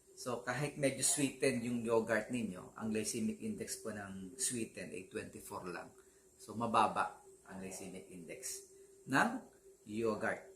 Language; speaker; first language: Filipino; native; Filipino